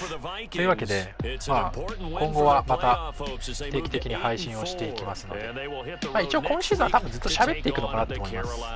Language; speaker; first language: Japanese; native; Japanese